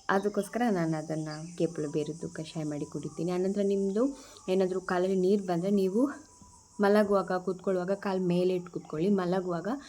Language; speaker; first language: Kannada; non-native, local second language; Tulu